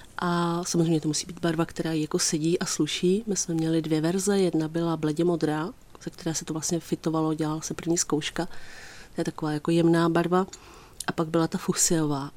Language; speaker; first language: Czech; native; Czech